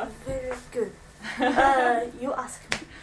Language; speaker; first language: English; non-native, learner; Chinese